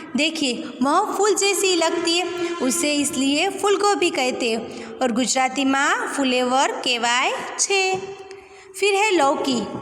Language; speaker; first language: Hindi; non-native, local second language; Gujarati